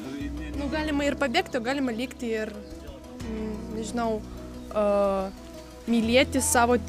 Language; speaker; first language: Lithuanian; non-native, local second language; Russian